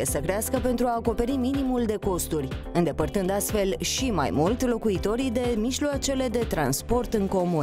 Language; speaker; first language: Romanian; native; Romanian